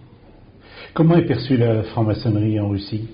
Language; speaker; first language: French; native; French